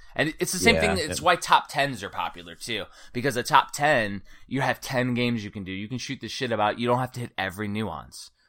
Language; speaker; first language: English; native; English